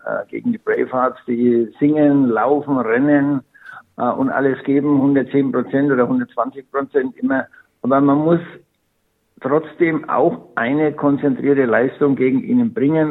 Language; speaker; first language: German; native; German